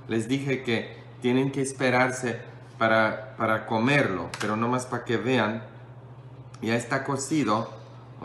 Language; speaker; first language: Spanish; non-native, fluent; English